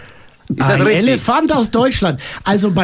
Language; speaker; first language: German; native; German